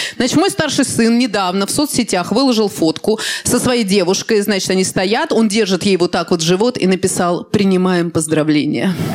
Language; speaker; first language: Russian; native; Russian